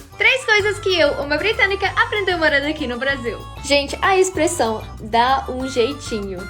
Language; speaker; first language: Portuguese; non-native, fluent; English